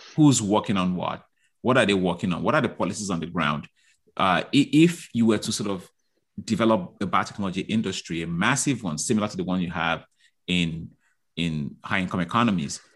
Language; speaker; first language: English; non-native, local second language; Igbo